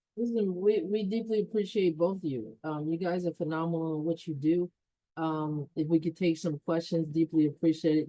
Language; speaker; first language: English; native; English